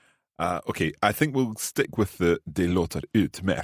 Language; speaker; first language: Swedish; non-native, learner; English